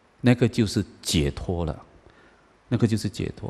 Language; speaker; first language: Chinese; native; Chinese